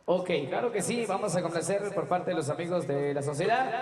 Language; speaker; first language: Spanish; native; Spanish